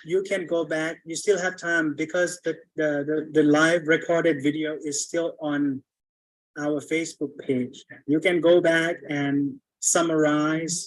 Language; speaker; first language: English; non-native, fluent; Thai